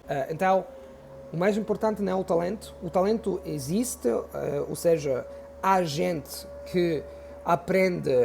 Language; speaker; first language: Portuguese; non-native, fluent; Italian